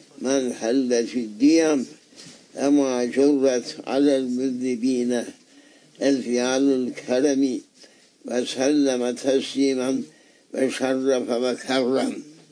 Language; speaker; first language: Arabic; non-native, fluent; Turkish